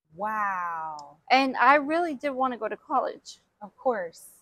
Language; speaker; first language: English; native; English